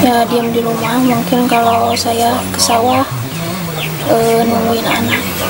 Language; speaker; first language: Indonesian; non-native, local second language; Sundanese